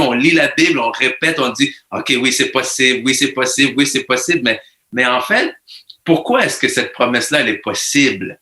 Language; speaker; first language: French; native; French